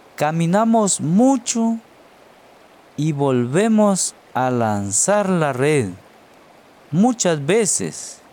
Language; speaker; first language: Spanish; native; Spanish